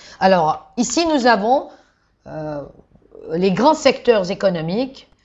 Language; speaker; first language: French; non-native, fluent; Georgian